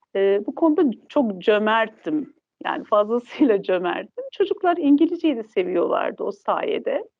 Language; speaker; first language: Turkish; non-native, local second language; Kurdish